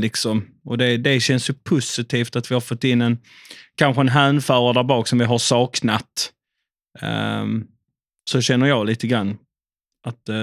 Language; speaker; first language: Swedish; native; Swedish